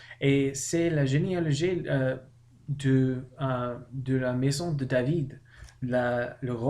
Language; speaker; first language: French; non-native, learner; English